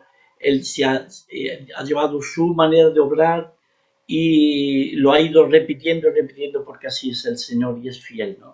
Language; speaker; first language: Spanish; native; Spanish